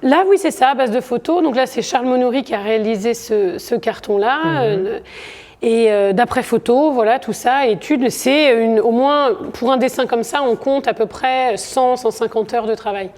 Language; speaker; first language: French; native; French